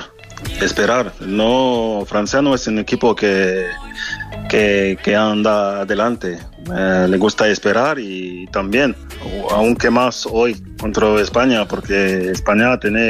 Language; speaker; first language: Spanish; non-native, fluent; French